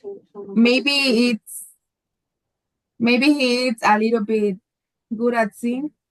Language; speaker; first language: English; non-native, learner; Spanish